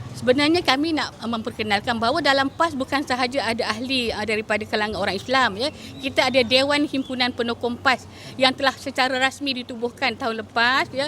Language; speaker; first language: Malay; native; Malay